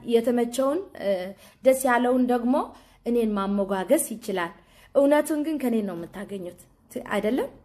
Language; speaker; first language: Amharic; non-native, fluent; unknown